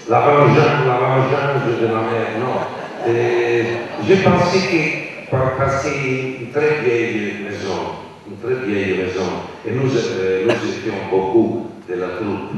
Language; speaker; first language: French; non-native, learner; Italian